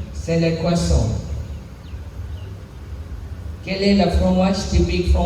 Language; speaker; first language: French; non-native, learner; Sinhala